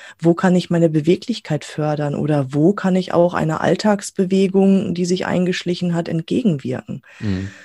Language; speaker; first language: German; native; German